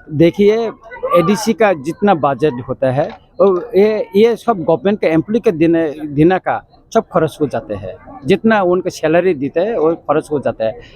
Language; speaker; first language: Hindi; non-native, local second language; Kok Borok